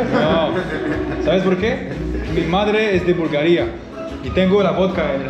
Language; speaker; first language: Spanish; non-native, learner; English